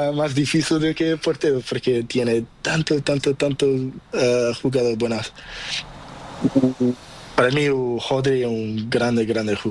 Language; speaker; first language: Spanish; non-native, learner; Portuguese